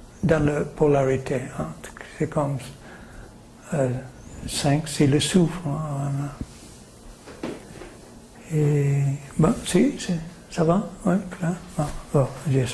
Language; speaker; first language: French; non-native, learner; English